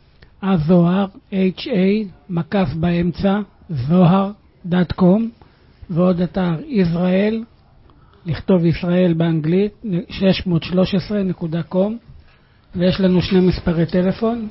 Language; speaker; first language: Hebrew; native; Hebrew